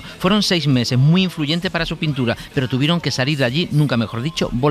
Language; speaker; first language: Spanish; native; Spanish